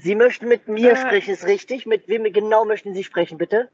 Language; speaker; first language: German; native; German